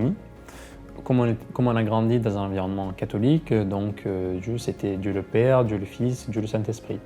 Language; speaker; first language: French; non-native, fluent; Arabic